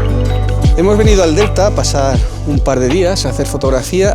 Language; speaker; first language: Spanish; native; Spanish